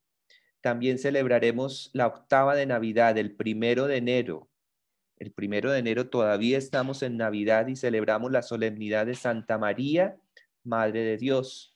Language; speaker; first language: Spanish; native; Spanish